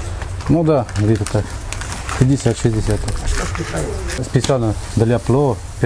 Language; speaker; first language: Russian; non-native, local second language; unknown